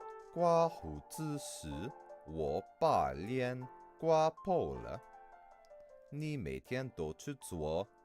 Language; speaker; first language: Chinese; non-native, learner; English